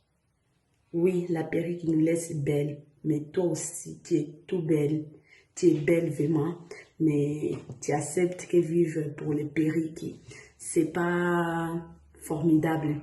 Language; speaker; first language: French; non-native, learner; Portuguese